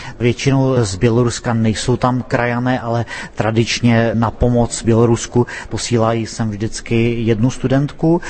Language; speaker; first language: Czech; native; Czech